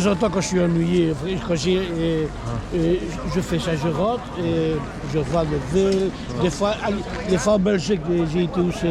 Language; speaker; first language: French; non-native, fluent; Spanish